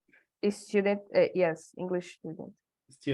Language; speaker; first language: English; non-native, learner; Portuguese